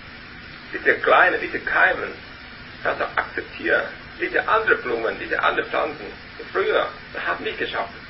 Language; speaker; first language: German; non-native, learner; Vietnamese